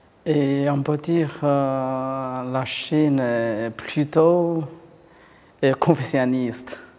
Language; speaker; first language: French; non-native, fluent; Chinese